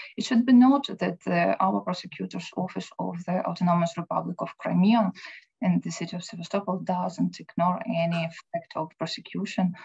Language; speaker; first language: English; non-native, learner; Ukrainian